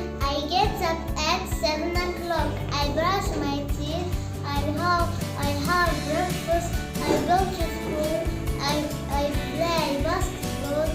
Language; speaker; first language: English; non-native, learner; Arabic